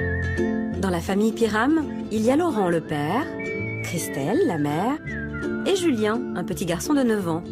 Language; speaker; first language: French; native; French